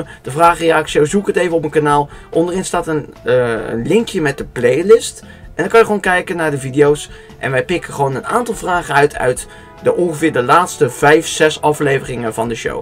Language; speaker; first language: Dutch; native; Dutch